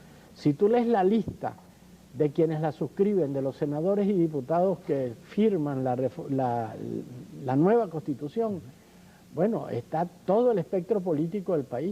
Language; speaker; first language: Spanish; native; Spanish